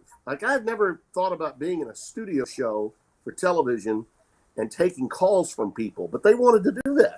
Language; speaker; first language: English; native; English